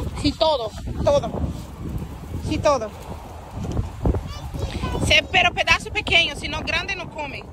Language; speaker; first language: Spanish; non-native, learner; Portuguese